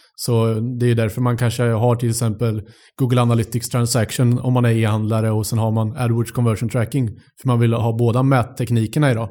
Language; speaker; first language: Swedish; native; Swedish